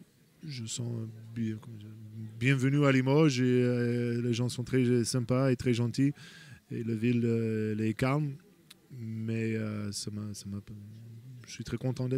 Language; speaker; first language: French; non-native, fluent; English